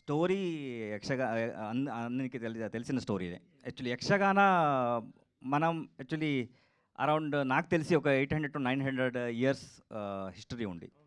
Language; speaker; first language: Telugu; non-native, learner; Kannada